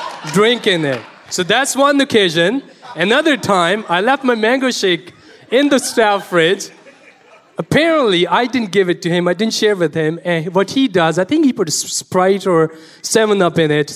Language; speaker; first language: English; non-native, local second language; Punjabi